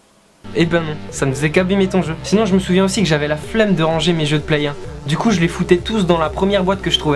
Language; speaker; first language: French; native; French